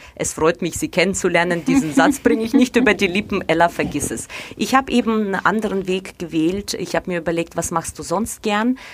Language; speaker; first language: German; non-native, fluent; Russian